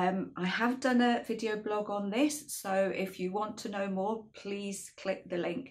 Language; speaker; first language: English; native; English